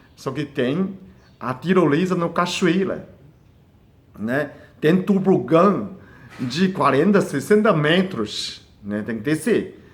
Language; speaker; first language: Portuguese; non-native, fluent; Chinese